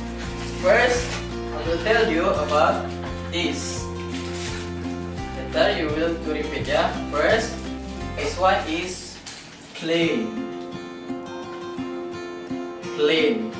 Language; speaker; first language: English; non-native, learner; Indonesian